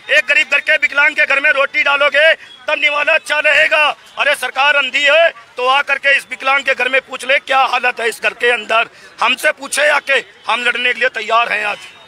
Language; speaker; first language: Hindi; native; Hindi